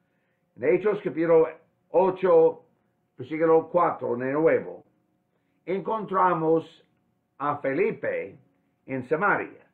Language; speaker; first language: Spanish; non-native, fluent; English